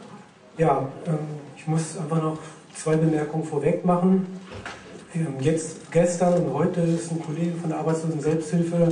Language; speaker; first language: German; native; German